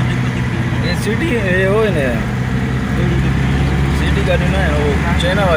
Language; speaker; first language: Hindi; non-native, local second language; Sindhi